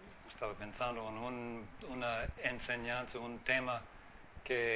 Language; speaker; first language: Spanish; non-native, fluent; English